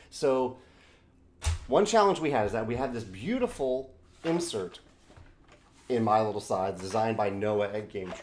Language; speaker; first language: English; native; English